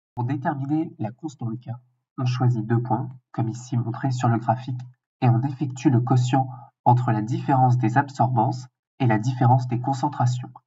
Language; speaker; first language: French; native; French